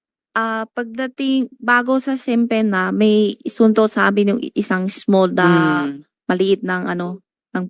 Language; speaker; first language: Filipino; non-native, learner; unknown